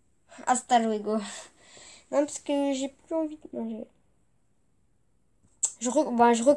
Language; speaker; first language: French; native; French